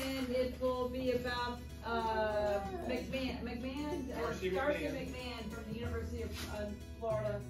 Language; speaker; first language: English; native; English